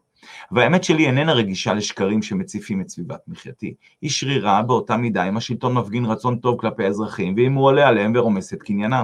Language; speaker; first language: Hebrew; native; Hebrew